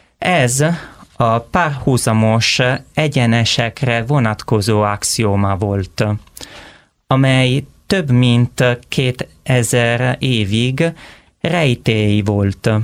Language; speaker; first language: Hungarian; non-native, learner; Italian